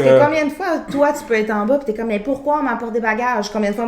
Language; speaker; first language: French; native; French